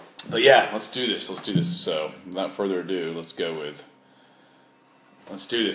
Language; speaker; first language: English; native; English